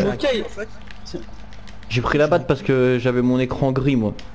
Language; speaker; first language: French; native; French